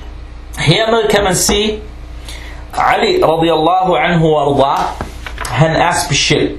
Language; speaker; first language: Danish; non-native, local second language; Arabic